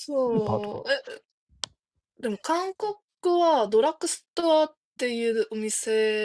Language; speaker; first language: Japanese; non-native, fluent; Korean